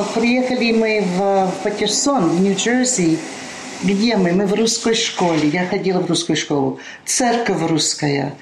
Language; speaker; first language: Russian; early bilingual, heritage; Russian